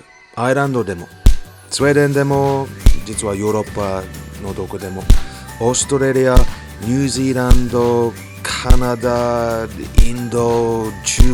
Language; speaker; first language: Japanese; non-native, fluent; English